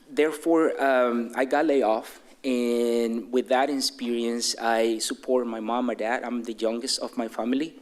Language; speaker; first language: English; non-native, fluent; Spanish